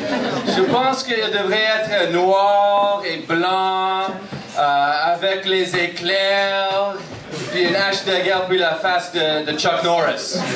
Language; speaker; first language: French; non-native, local second language; English